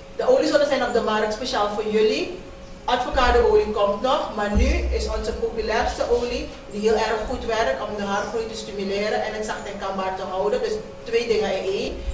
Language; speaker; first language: Dutch; native; Dutch